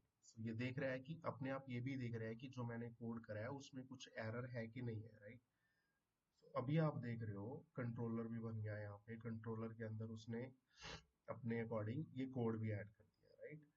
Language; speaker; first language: Hindi; non-native, local second language; Punjabi